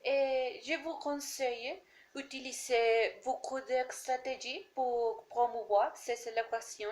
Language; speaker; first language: French; non-native, learner; Spanish